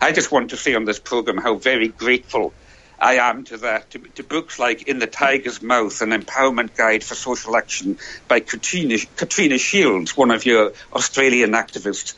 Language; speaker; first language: English; native; English